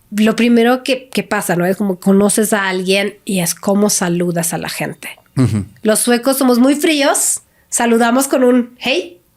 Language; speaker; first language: Spanish; non-native, fluent; Swedish